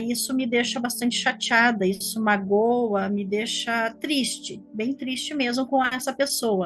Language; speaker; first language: Portuguese; native; Portuguese